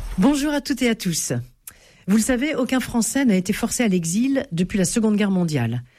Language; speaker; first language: French; native; French